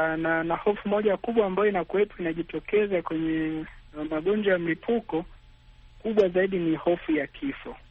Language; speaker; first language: Swahili; native; Swahili